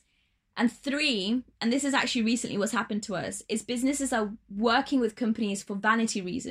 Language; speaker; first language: English; native; English